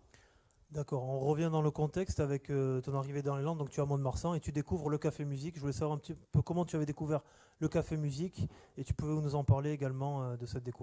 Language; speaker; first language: French; native; French